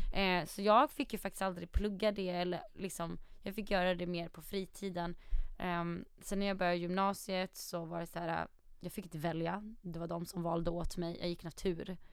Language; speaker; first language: Swedish; early bilingual, other home language; Arabic